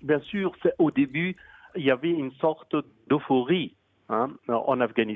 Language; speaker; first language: French; non-native, fluent; Persian